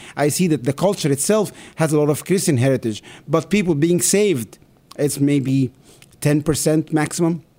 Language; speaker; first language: English; non-native, fluent; Arabic